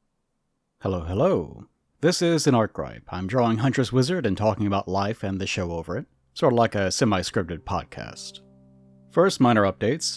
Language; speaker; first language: English; native; English